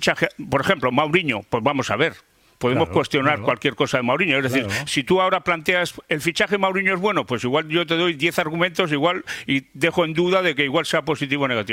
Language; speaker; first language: Spanish; native; Spanish